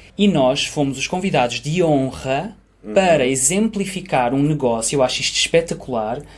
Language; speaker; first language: Portuguese; native; Portuguese